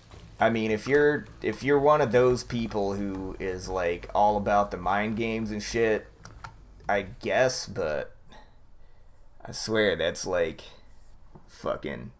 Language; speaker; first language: English; native; English